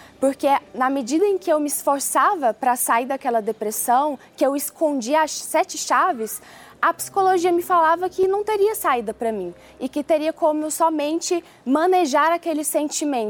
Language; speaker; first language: Portuguese; early bilingual, other home language; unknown